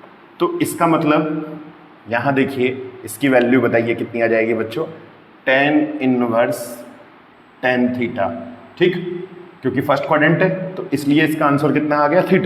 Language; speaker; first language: Hindi; native; Hindi